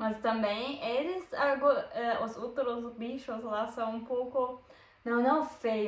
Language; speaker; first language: Portuguese; non-native, learner; German